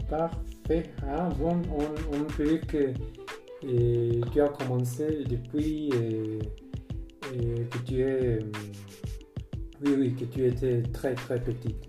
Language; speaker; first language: French; non-native, learner; Spanish